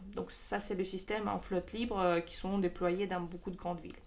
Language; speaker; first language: French; non-native, fluent; Russian